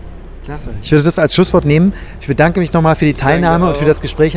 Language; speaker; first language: German; native; German